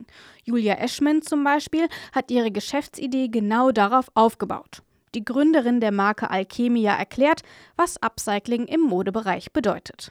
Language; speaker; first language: German; native; German